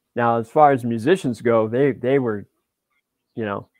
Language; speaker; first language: English; native; English